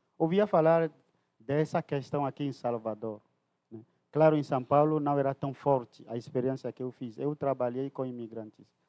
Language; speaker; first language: Portuguese; non-native, fluent; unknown